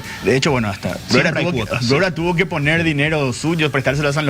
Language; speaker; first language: Spanish; native; Spanish